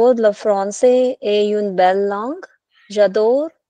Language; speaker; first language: French; non-native, learner; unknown